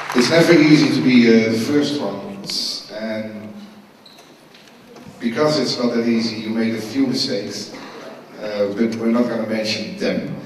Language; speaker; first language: English; non-native, fluent; Dutch